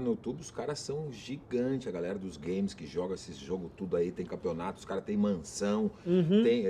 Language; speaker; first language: Portuguese; native; Portuguese